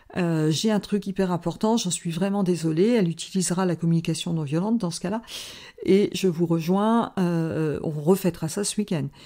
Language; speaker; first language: French; native; French